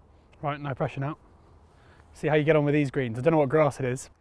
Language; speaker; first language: English; native; English